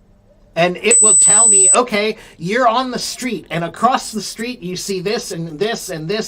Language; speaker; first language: English; non-native, fluent; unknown